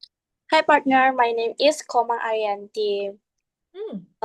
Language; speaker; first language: English; non-native, learner; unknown